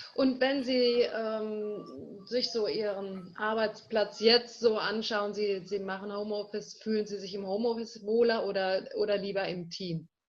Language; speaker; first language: German; native; German